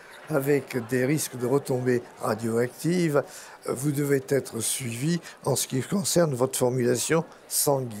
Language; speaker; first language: French; native; French